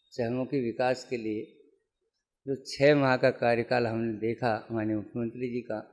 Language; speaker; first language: Hindi; native; Hindi